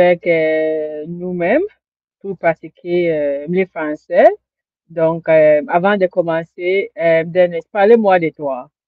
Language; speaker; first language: French; non-native, learner; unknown